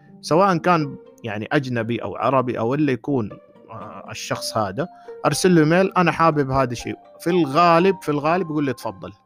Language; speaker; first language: Arabic; native; Arabic